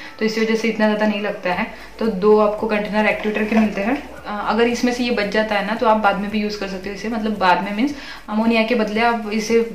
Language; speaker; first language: Hindi; non-native, local second language; Marathi